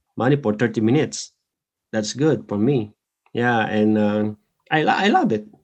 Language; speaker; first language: English; non-native, local second language; Filipino